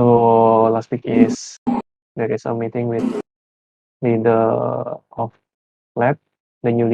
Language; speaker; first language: English; non-native, learner; Indonesian